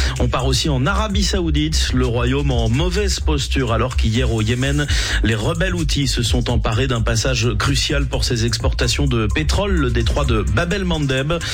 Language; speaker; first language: French; native; French